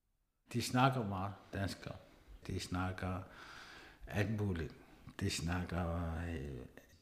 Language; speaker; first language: Danish; non-native, local second language; Kalaallisut